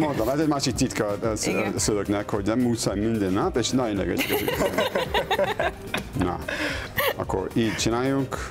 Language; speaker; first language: Hungarian; non-native, learner; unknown